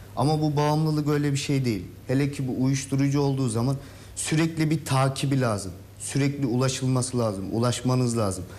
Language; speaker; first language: Turkish; native; Turkish